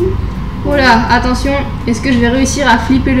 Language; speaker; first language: French; native; French